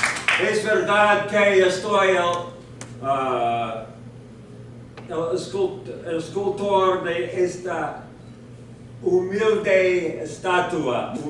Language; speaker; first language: Spanish; non-native, learner; English